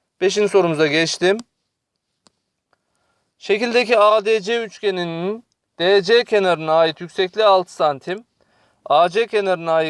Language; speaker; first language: Turkish; native; Turkish